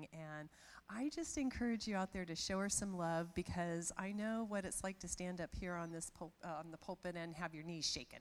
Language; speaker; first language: English; native; English